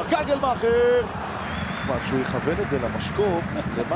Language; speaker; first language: Hebrew; native; Hebrew